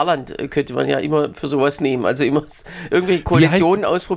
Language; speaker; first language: German; native; German